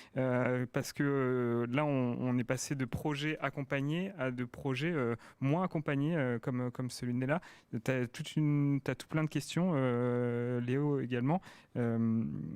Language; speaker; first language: French; native; French